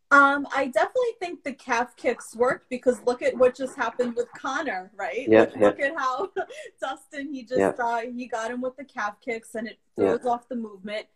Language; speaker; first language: English; early bilingual, other home language; Russian